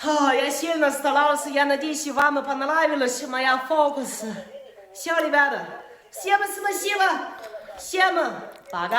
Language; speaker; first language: Russian; non-native, learner; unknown